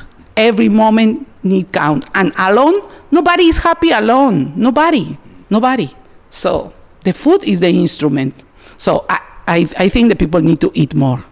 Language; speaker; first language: English; non-native, learner; Spanish